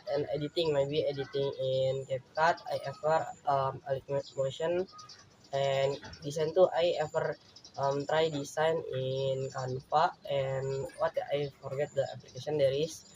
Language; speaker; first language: English; non-native, learner; Indonesian